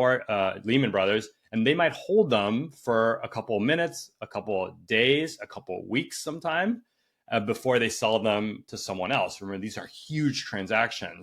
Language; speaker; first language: English; native; English